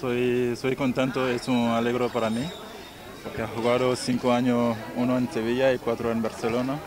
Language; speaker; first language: Spanish; non-native, fluent; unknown